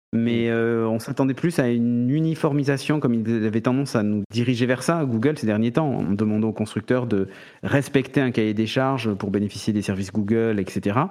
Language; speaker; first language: French; native; French